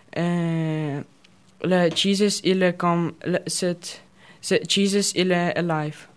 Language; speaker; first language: French; non-native, learner; Russian